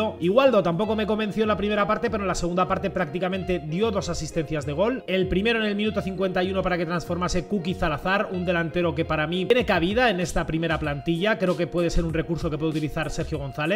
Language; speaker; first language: Spanish; native; Spanish